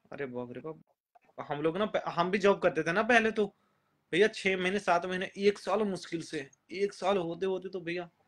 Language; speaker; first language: Hindi; native; Hindi